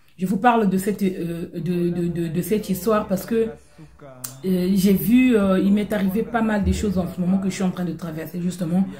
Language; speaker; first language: French; non-native, local second language; Lingala